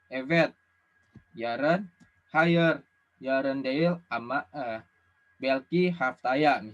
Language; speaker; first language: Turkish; non-native, learner; Indonesian